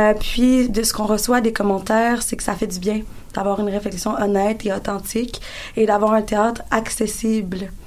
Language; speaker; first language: French; native; French